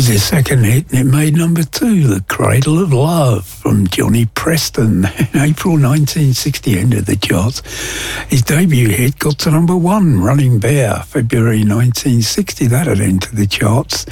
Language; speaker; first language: English; native; English